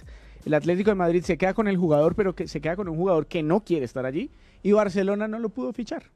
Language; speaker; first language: Spanish; native; Spanish